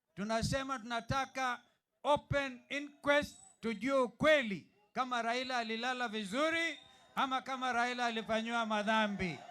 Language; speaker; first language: Swahili; non-native, local second language; Gusii